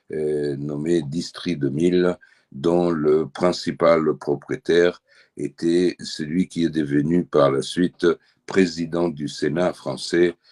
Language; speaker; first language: French; early bilingual, heritage; French